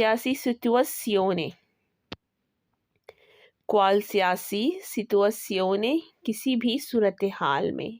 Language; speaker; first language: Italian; non-native, fluent; Urdu